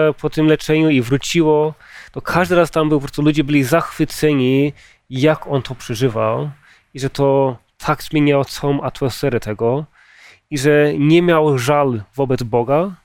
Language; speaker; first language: Polish; early bilingual, heritage; Polish